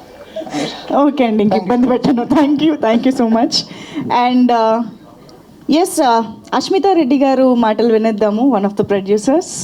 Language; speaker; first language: Telugu; native; Telugu